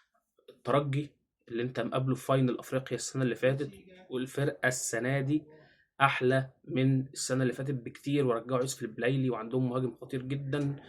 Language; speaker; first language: Arabic; native; Arabic